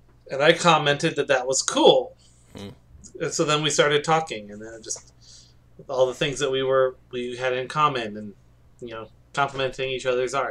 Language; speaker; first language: English; native; English